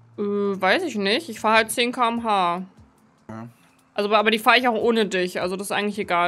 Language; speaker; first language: German; native; German